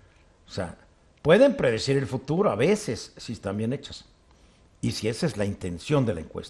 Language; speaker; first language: Spanish; native; Spanish